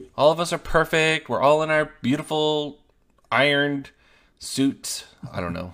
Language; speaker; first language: English; native; English